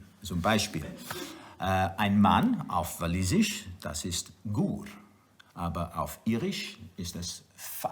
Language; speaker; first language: German; non-native, learner; Welsh